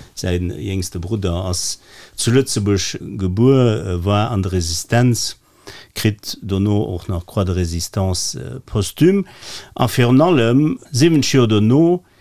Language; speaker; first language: Luxembourgish; native; Luxembourgish